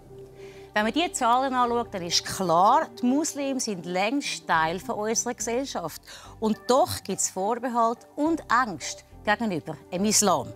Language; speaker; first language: German; native; German